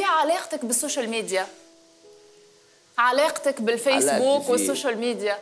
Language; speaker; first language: Arabic; native; Arabic